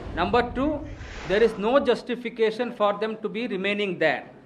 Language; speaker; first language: English; non-native, local second language; Tamil